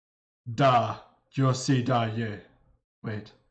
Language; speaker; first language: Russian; non-native, learner; English